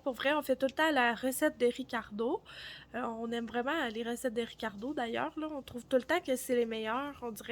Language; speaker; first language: French; native; French